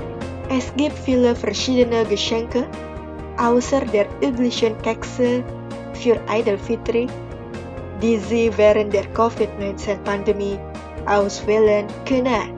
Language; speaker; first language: German; non-native, fluent; Indonesian